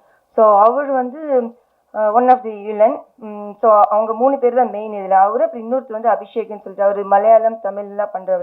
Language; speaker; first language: Tamil; early bilingual, heritage; Tamil